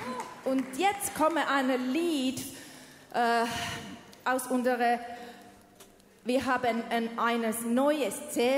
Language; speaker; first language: German; non-native, learner; Finnish